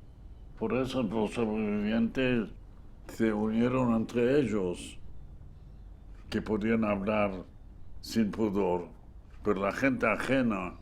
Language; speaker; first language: Spanish; non-native, fluent; Yiddish